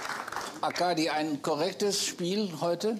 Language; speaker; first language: German; native; German